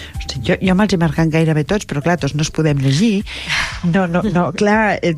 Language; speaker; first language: Catalan; native; Catalan